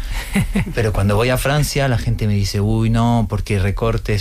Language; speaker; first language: Spanish; non-native, fluent; French